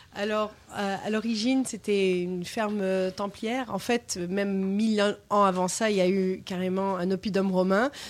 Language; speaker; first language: French; non-native, fluent; English